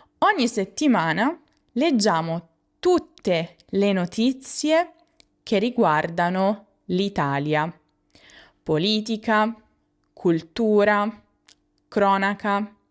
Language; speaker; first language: Italian; native; Italian